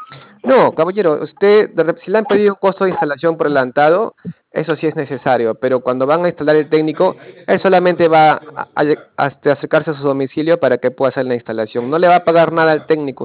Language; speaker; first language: Spanish; native; Spanish